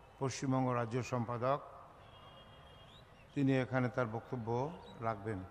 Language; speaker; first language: Bangla; native; Bangla